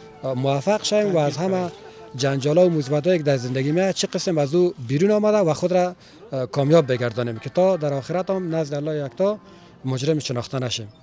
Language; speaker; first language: Persian; native; Persian